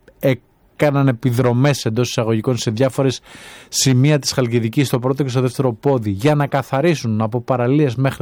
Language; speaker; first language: Greek; native; Greek